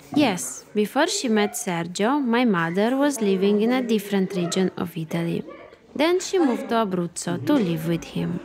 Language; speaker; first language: English; non-native, fluent; Romanian